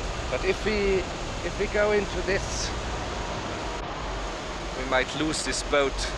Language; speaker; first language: English; non-native, fluent; German